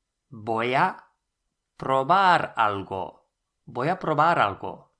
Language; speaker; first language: Spanish; non-native, fluent; English